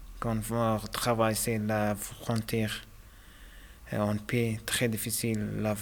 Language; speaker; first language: French; non-native, learner; Pashto